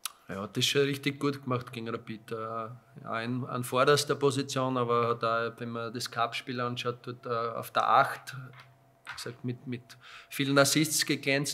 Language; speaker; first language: German; native; German